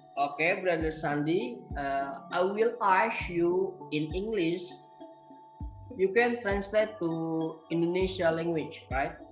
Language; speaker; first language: English; non-native, learner; Indonesian